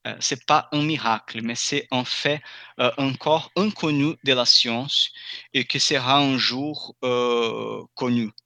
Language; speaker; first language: French; non-native, fluent; Portuguese